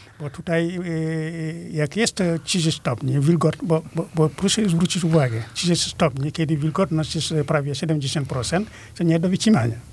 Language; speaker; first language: Polish; non-native, fluent; Wolof